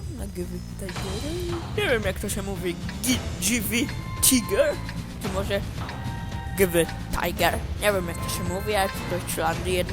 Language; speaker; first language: Polish; native; Polish